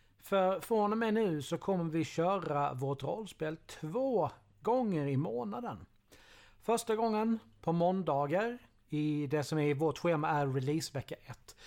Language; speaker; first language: Swedish; native; Swedish